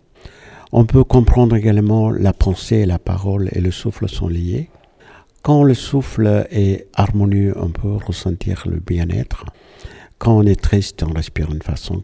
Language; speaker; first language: French; non-native, fluent; Malayalam